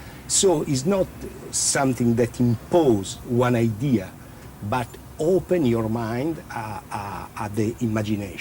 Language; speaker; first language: English; non-native, learner; Italian